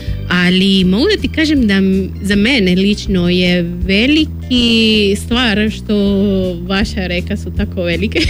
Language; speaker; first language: Serbian; non-native, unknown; Spanish